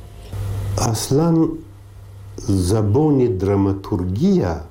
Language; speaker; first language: Persian; native; Persian